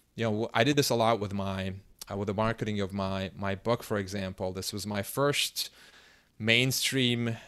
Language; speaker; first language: English; non-native, fluent; Turkish